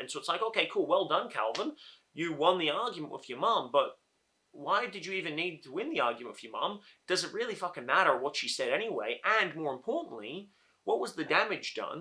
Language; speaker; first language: English; native; English